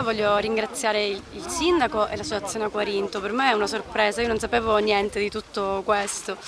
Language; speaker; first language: Italian; native; Italian